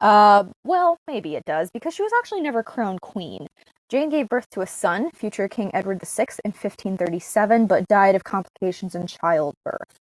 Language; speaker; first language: English; native; English